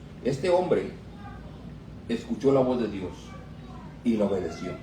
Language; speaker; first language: Spanish; native; Spanish